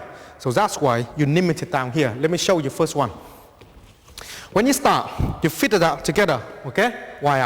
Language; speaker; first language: English; non-native, fluent; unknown